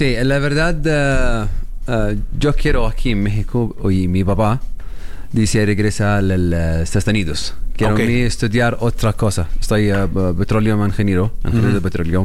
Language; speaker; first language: Spanish; non-native, learner; Arabic